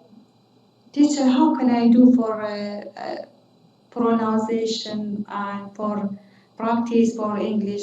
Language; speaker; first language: English; non-native, learner; Kurdish